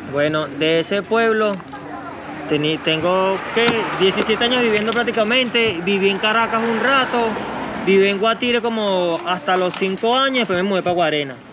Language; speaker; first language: Spanish; native; Spanish